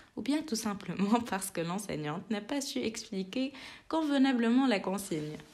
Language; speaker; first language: French; non-native, local second language; Arabic